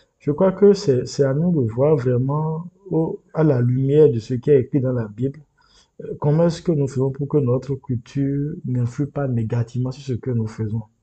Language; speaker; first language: French; non-native, local second language; Yoruba